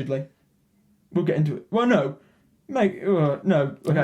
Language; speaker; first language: English; native; English